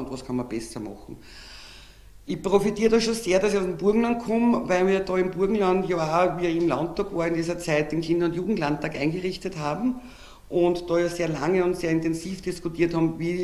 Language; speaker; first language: German; native; German